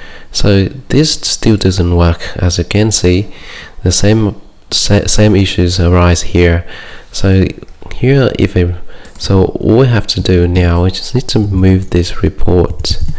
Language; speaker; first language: English; non-native, fluent; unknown